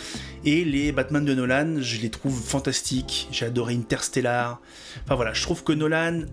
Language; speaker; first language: French; native; French